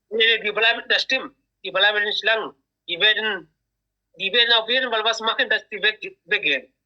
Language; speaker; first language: German; non-native, learner; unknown